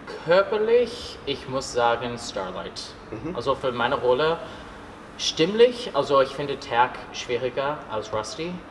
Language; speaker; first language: German; non-native, learner; English